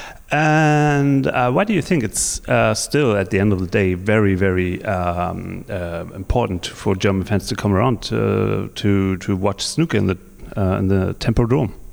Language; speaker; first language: English; non-native, fluent; German